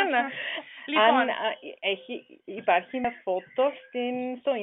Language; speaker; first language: Greek; non-native, learner; German